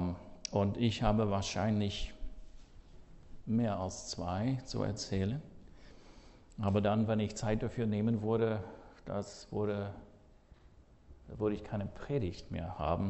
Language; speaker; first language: German; non-native, fluent; English